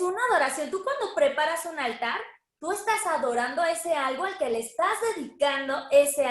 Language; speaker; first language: Spanish; native; Spanish